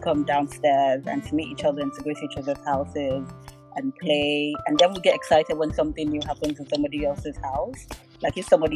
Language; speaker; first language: English; non-native, local second language; Yoruba